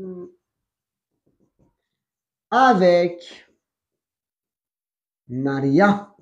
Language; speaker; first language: French; non-native, fluent; Spanish